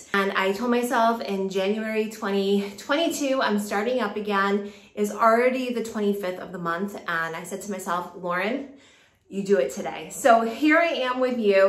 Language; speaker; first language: English; native; English